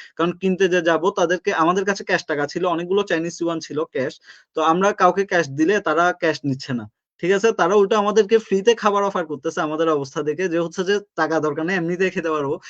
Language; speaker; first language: Bangla; native; Bangla